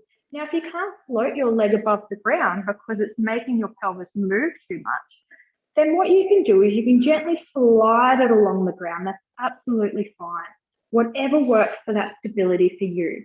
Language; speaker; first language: English; native; English